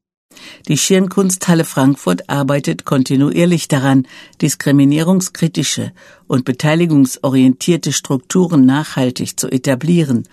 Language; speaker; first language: German; native; German